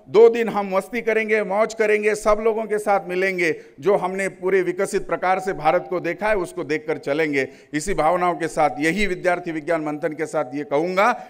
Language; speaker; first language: Hindi; non-native, local second language; Marathi